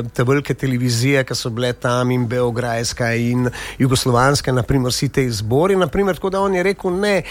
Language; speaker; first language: Slovenian; native; Slovenian